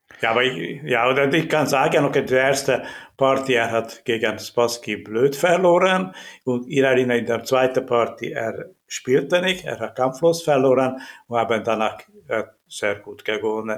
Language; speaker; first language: German; non-native, learner; Hungarian